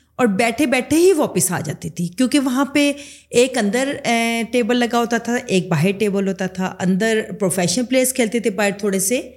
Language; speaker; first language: Urdu; native; Urdu